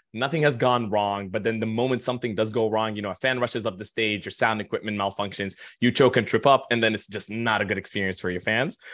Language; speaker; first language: English; non-native, fluent; Arabic